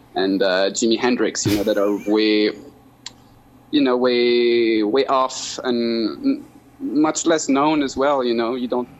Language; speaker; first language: English; non-native, fluent; French